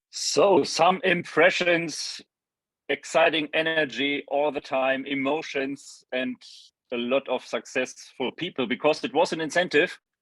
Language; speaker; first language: English; non-native, fluent; German